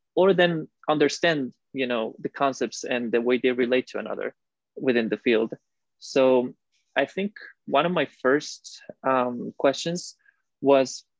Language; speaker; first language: English; non-native, fluent; Spanish